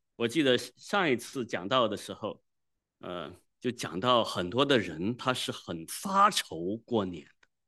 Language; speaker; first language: Chinese; native; Chinese